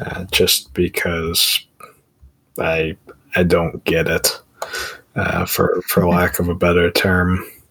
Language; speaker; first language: English; native; English